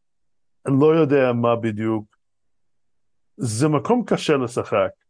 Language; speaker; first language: Hebrew; non-native, fluent; English